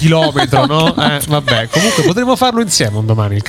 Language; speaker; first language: Italian; native; Italian